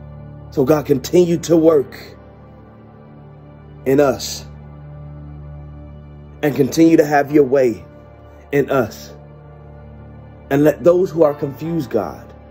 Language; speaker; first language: English; native; English